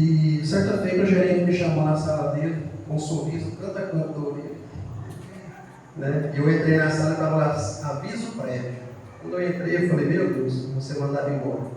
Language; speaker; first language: Portuguese; native; Portuguese